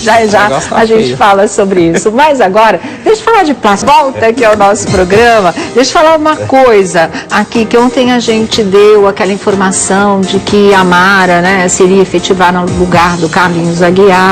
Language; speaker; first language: Portuguese; native; Portuguese